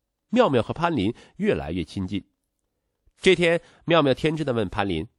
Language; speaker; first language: Chinese; native; Chinese